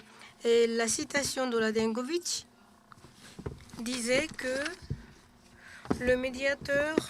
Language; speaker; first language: French; non-native, fluent; Japanese